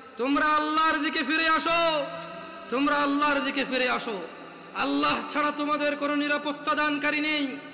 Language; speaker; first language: Bangla; native; Bangla